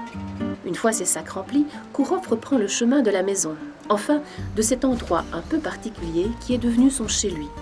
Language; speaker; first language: French; native; French